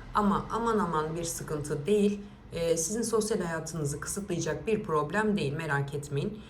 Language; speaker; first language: Turkish; native; Turkish